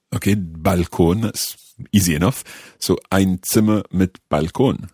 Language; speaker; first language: German; non-native, learner; English